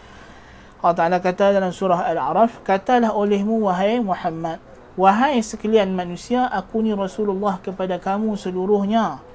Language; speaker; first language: Malay; native; Malay